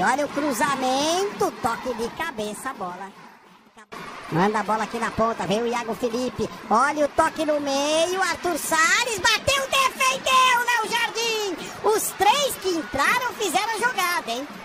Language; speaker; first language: Portuguese; native; Portuguese